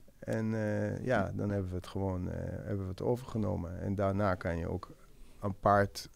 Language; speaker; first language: Dutch; non-native, fluent; Hebrew